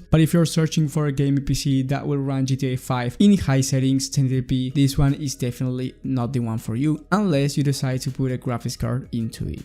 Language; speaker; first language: English; non-native, fluent; Spanish